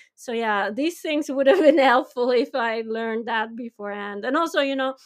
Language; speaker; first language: English; non-native, fluent; Dutch